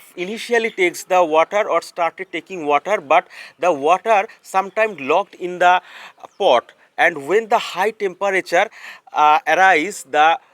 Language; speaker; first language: English; non-native, local second language; Bangla